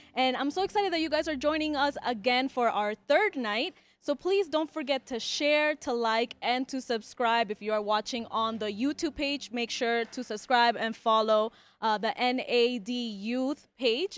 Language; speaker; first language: English; early bilingual, other home language; Spanish